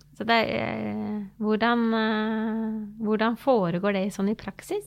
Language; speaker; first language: Norwegian; native; Norwegian